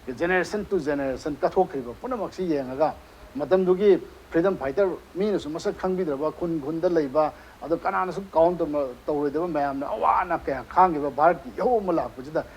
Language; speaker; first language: Manipuri; native; Manipuri